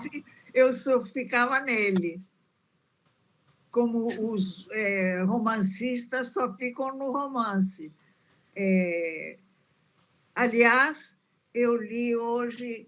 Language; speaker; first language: Portuguese; early bilingual, other home language; Italian